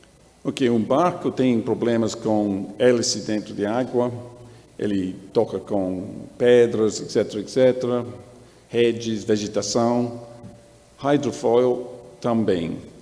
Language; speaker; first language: Portuguese; non-native, learner; English